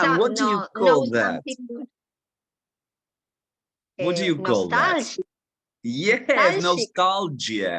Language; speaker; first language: English; non-native, fluent; Spanish